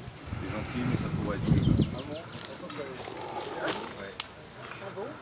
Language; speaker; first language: French; native; French